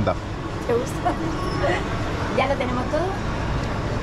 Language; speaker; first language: Spanish; native; Spanish